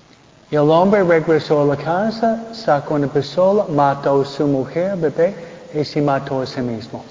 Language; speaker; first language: Spanish; non-native, fluent; English